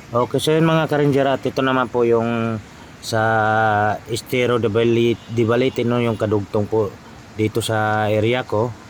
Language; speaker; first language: Filipino; native; Filipino